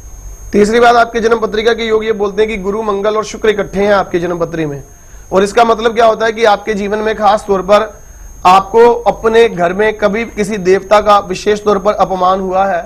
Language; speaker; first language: Hindi; native; Hindi